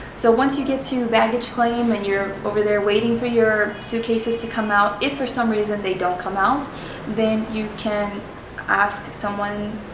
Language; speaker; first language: English; early bilingual, other home language; Spanish